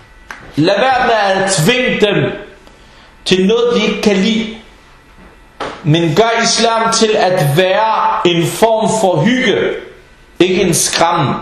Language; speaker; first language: Danish; non-native, fluent; Arabic